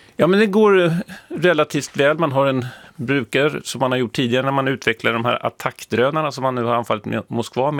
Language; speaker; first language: Swedish; native; Swedish